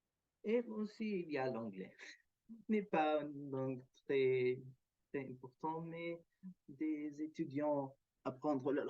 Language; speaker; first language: French; non-native, learner; Arabic